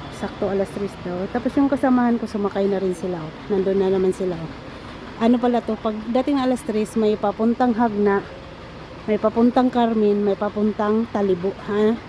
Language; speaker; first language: Filipino; non-native, local second language; Cebuano